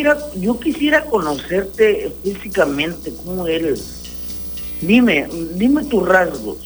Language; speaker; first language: Spanish; native; Spanish